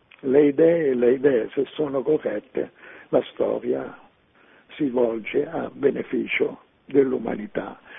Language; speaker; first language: Italian; native; Italian